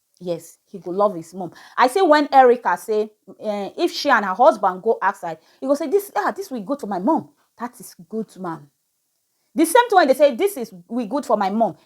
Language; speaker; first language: Nigerian Pidgin; native; Nigerian Pidgin